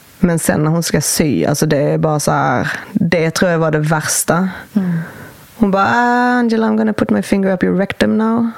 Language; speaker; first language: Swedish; native; Swedish